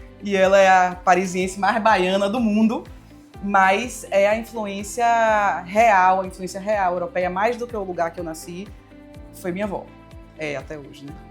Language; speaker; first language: Portuguese; early bilingual, heritage; Portuguese